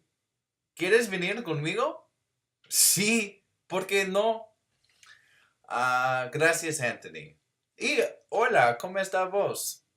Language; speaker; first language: Spanish; non-native, learner; English